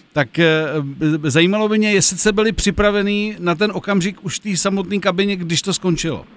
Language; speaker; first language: Czech; native; Czech